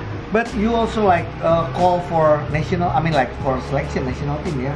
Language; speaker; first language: English; non-native, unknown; Indonesian